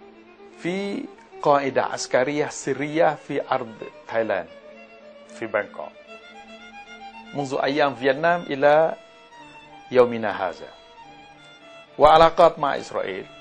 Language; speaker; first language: Arabic; non-native, learner; Malay